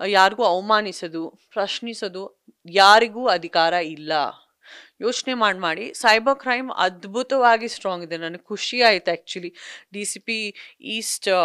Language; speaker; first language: Kannada; non-native, local second language; Sindhi